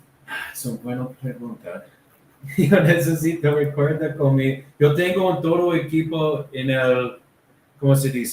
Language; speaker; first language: Spanish; non-native, learner; English